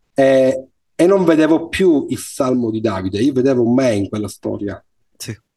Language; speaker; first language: Italian; native; Italian